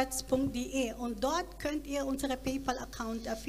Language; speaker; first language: German; non-native, learner; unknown